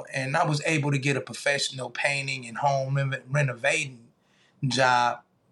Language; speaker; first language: English; native; English